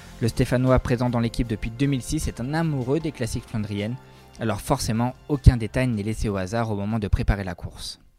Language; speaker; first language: French; native; French